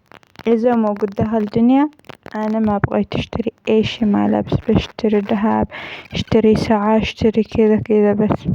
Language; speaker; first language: Arabic; non-native, learner; Amharic